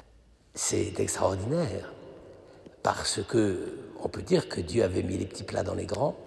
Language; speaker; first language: French; native; French